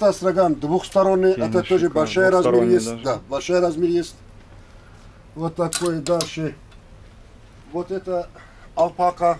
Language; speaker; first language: Russian; non-native, learner; Turkish